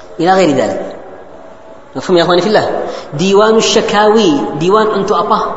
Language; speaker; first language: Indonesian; non-native, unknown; Arabic